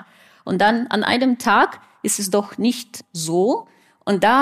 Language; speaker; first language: German; non-native, fluent; Russian